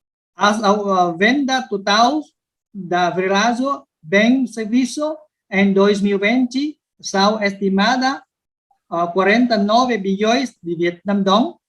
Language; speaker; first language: Portuguese; non-native, learner; Vietnamese